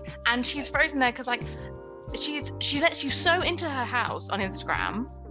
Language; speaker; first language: English; native; English